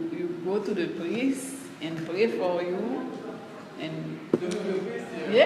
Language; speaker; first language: English; non-native, learner; Haitian Creole